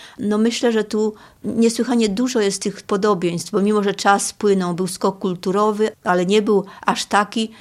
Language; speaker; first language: Polish; native; Polish